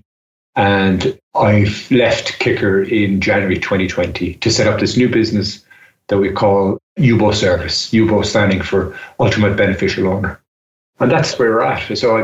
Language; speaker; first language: English; native; English